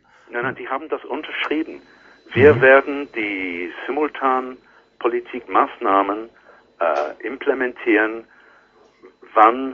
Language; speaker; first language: German; non-native, learner; English